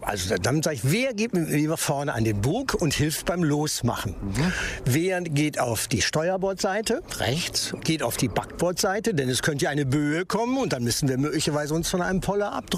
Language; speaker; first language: German; native; German